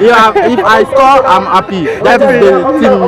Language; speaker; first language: English; non-native, learner; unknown